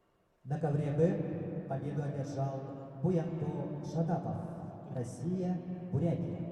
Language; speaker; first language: Russian; native; Russian